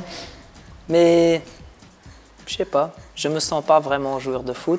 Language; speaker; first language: French; non-native, local second language; Dutch